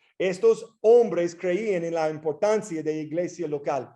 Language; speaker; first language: Spanish; non-native, fluent; English